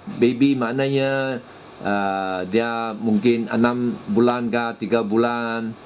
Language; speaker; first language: Malay; non-native, local second language; Chinese